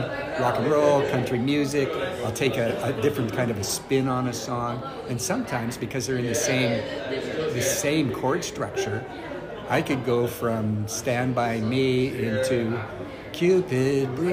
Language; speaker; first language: English; native; English